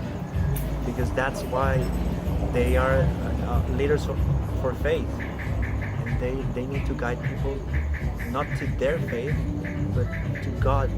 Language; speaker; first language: English; non-native, fluent; Spanish